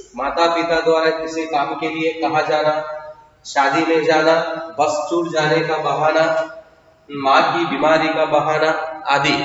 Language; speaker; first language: Hindi; non-native, local second language; Kannada